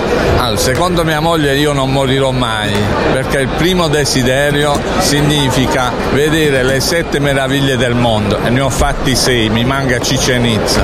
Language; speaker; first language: Italian; native; Italian